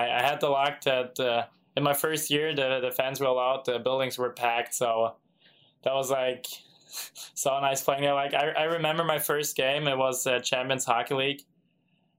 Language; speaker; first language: English; non-native, fluent; German